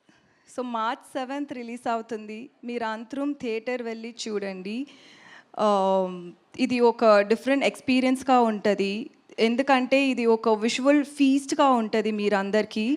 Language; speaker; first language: Telugu; non-native, learner; Tamil